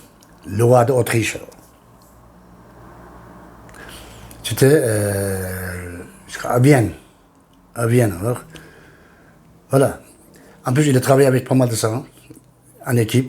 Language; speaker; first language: French; non-native, fluent; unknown